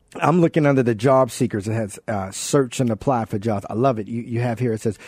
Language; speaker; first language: English; native; English